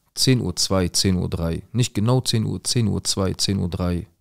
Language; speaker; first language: German; native; German